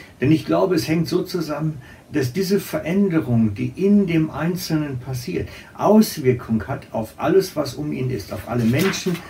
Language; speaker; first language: German; native; German